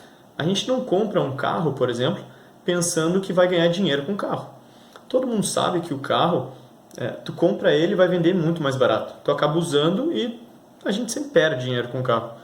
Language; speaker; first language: Portuguese; native; Portuguese